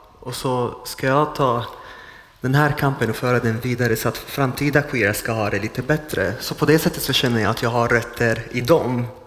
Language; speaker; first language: Swedish; non-native, fluent; Arabic